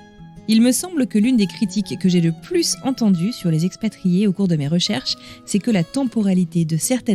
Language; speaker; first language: French; native; French